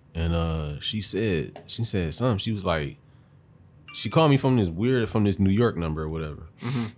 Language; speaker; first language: English; native; English